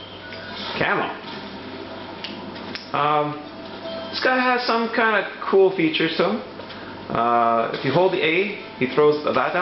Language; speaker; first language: English; native; English